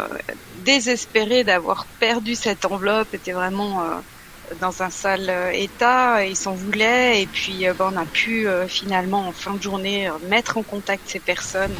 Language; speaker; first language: French; native; French